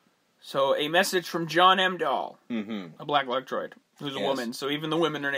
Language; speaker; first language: English; native; English